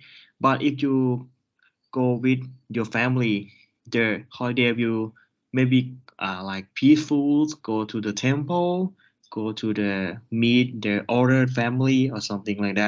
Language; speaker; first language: English; non-native, learner; Thai